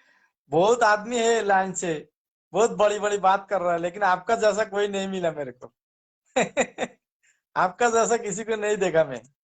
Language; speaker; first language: Hindi; non-native, learner; Bangla